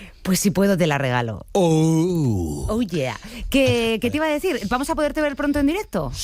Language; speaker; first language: Spanish; native; Spanish